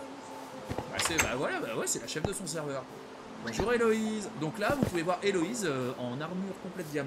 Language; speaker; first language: French; native; French